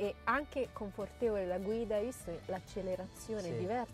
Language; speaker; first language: Italian; native; Italian